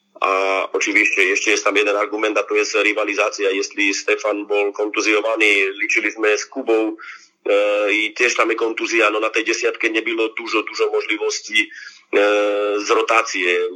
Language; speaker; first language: Polish; non-native, learner; Slovak